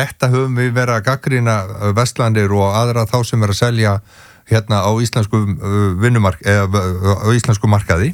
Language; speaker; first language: Icelandic; native; Icelandic